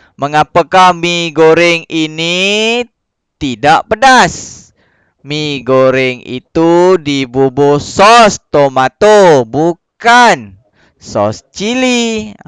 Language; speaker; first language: Malay; native; Malay